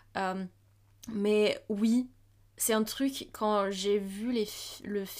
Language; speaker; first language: French; non-native, fluent; German